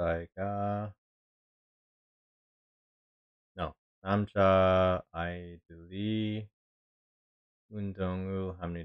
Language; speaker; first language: Korean; non-native, learner; English